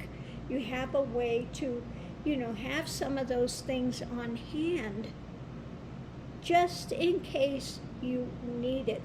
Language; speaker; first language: English; native; English